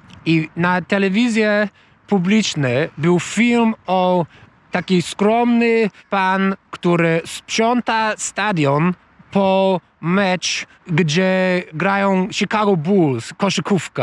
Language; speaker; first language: Polish; non-native, learner; English